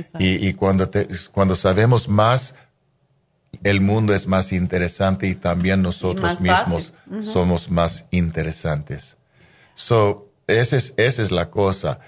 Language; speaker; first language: Spanish; non-native, fluent; English